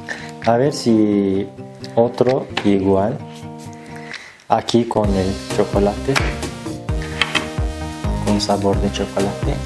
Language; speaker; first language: Spanish; non-native, learner; Turkish